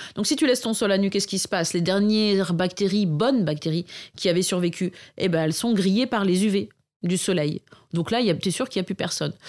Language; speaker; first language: French; native; French